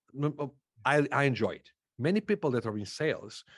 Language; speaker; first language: English; non-native, fluent; Macedonian